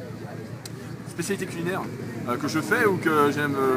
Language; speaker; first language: French; native; French